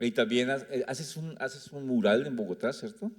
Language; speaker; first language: Spanish; native; Spanish